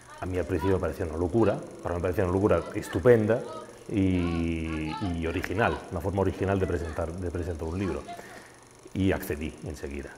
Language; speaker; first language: Spanish; non-native, fluent; Italian